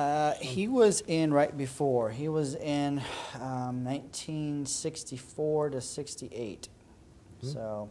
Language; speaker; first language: English; native; English